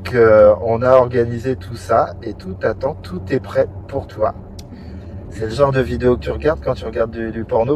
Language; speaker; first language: French; native; French